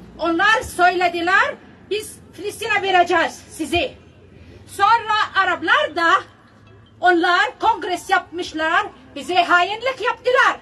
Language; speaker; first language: Turkish; non-native, learner; Arabic